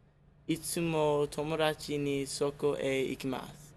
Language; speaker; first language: Japanese; non-native, learner; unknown